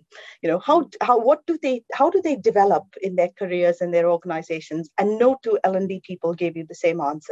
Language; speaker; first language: English; non-native, local second language; Konkani